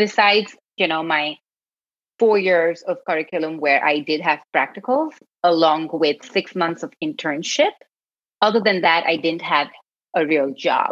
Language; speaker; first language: English; non-native, local second language; Gujarati